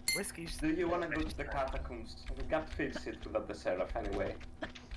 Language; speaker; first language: English; native; English